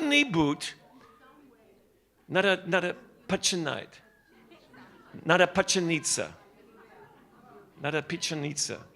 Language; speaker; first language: Russian; non-native, learner; English